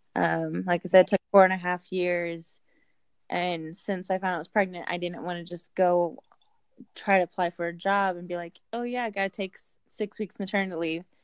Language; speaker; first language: English; native; English